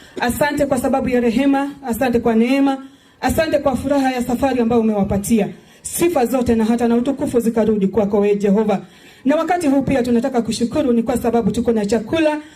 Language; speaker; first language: Swahili; non-native, local second language; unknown